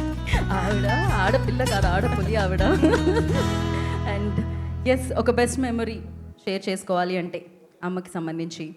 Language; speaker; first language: Telugu; native; Telugu